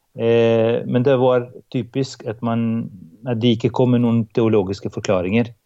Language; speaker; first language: Norwegian; non-native, fluent; Albanian